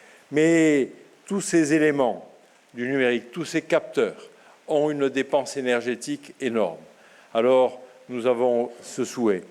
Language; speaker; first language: French; native; French